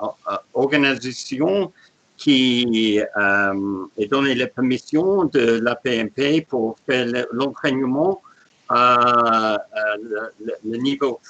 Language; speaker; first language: French; non-native, learner; English